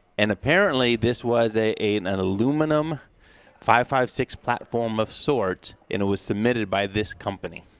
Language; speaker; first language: English; native; English